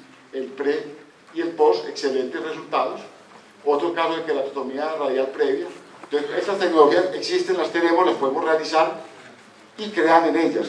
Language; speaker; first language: Spanish; native; Spanish